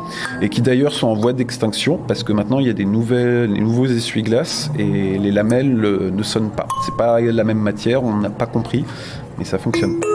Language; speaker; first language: French; native; French